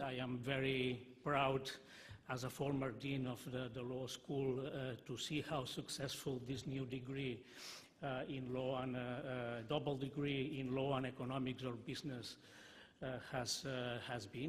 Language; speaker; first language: English; non-native, fluent; Catalan